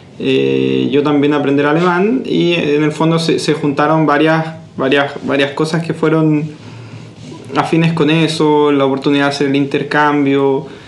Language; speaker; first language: Spanish; native; Spanish